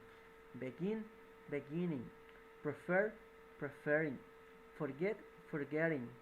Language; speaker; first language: English; non-native, fluent; Spanish